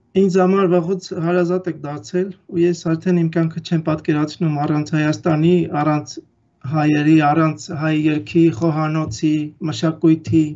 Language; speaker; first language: Armenian; non-native, fluent; Russian